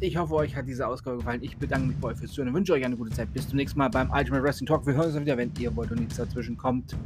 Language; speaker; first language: German; native; German